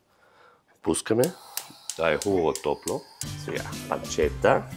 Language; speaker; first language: Bulgarian; non-native, fluent; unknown